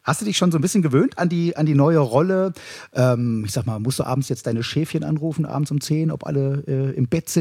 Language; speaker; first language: German; native; German